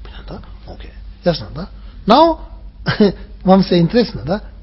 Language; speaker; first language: Russian; non-native, learner; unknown